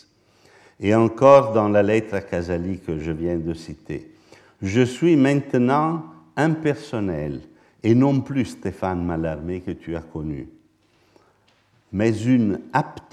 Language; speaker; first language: French; non-native, fluent; Italian